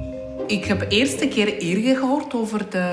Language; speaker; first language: Dutch; non-native, learner; Polish